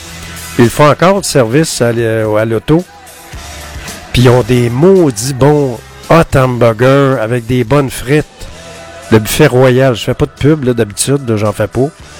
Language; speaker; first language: French; native; French